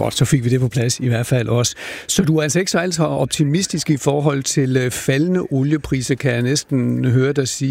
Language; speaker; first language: Danish; native; Danish